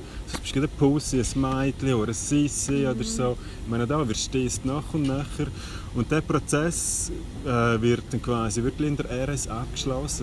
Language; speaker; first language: German; native; German